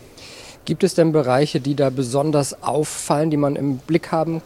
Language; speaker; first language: German; native; German